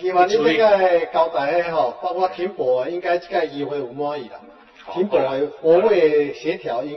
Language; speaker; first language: Chinese; native; Chinese